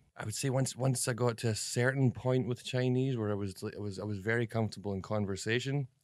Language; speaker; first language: English; native; English